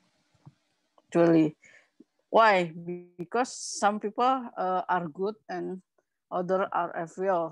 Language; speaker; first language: English; non-native, learner; Indonesian